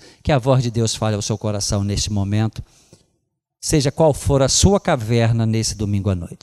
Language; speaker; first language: Portuguese; native; Portuguese